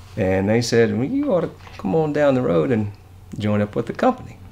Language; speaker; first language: English; native; English